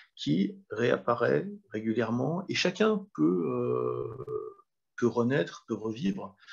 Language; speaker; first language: French; native; French